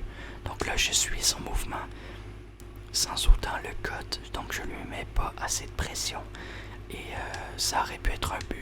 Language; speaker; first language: French; native; French